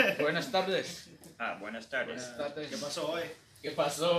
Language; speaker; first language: Spanish; non-native, learner; Indonesian